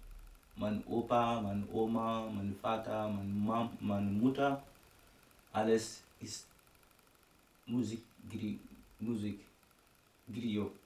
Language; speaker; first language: German; non-native, learner; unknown